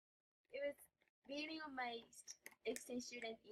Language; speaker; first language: English; non-native, learner; Japanese